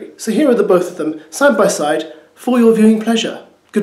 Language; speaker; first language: English; native; English